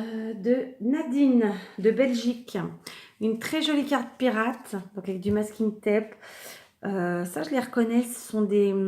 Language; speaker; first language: French; native; French